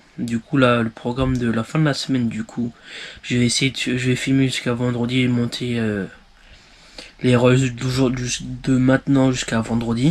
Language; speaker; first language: French; native; French